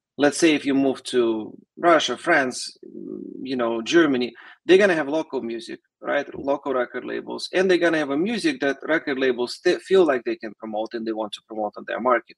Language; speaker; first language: English; non-native, fluent; Russian